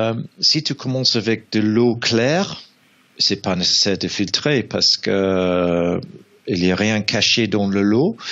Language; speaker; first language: French; non-native, learner; English